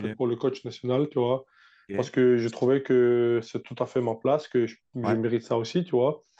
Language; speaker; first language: French; non-native, fluent; Russian